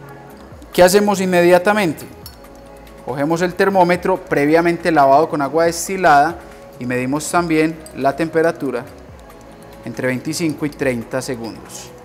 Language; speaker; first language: Spanish; native; Spanish